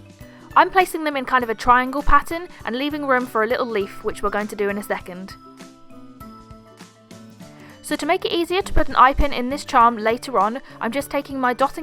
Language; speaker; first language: English; native; English